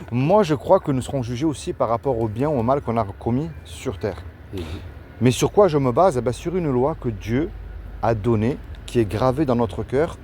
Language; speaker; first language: French; native; French